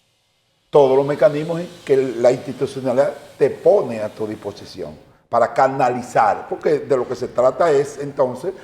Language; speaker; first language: Spanish; native; Spanish